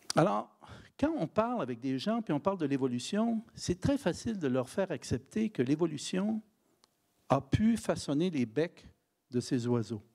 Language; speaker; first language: French; native; French